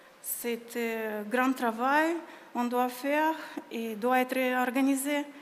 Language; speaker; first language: French; non-native, learner; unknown